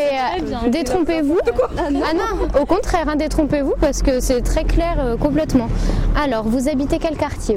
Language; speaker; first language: French; native; French